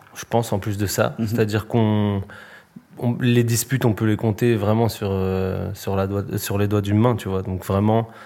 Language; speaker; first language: French; early bilingual, other home language; Spanish